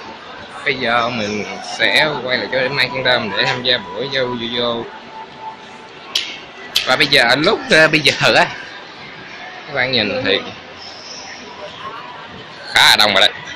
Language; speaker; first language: Vietnamese; early bilingual, heritage; Vietnamese